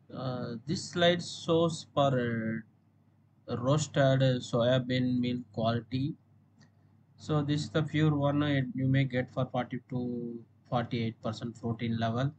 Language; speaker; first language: English; non-native, local second language; Tamil